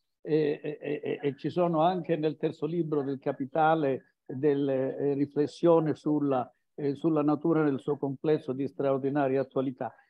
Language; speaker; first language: Italian; native; Italian